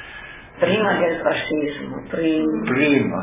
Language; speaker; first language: Italian; non-native, local second language; Slovenian